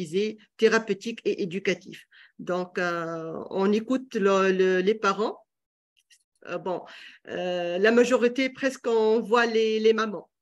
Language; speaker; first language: French; non-native, local second language; Arabic